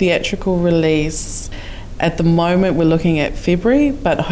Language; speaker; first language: English; native; English